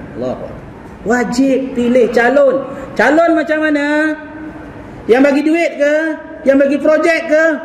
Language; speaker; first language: Malay; native; Malay